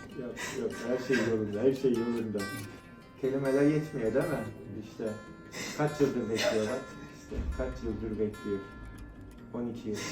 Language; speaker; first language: Turkish; native; Turkish